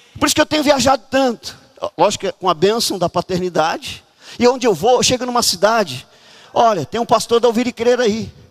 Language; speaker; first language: Portuguese; native; Portuguese